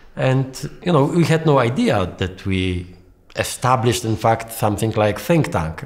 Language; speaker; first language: English; non-native, fluent; Polish